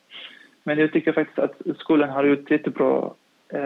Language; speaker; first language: Swedish; non-native, fluent; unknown